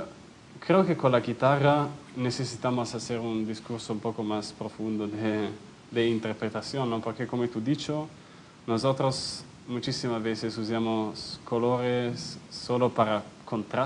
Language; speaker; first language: Spanish; non-native, fluent; Italian